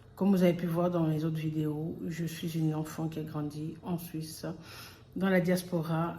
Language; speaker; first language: French; early bilingual, other home language; Lingala